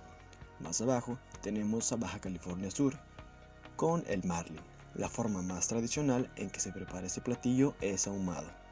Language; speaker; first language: Spanish; native; Spanish